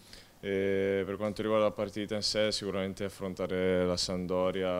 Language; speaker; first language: Italian; native; Italian